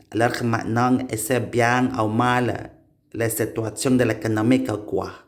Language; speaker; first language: French; non-native, learner; Indonesian